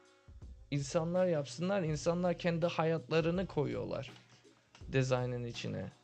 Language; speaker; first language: Turkish; early bilingual, heritage; Turkish